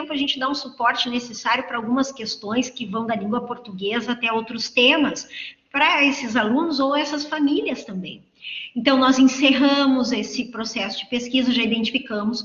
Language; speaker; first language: Portuguese; native; Portuguese